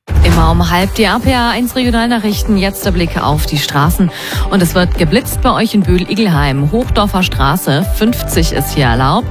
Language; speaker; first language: German; native; German